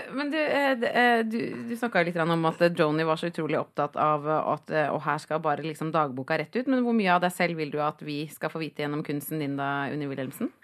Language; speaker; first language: Norwegian; native; Norwegian